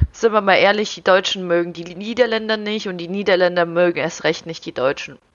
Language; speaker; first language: German; early bilingual, other home language; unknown